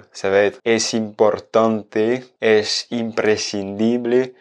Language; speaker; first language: Spanish; non-native, fluent; French